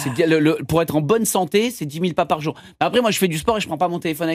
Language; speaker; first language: French; native; French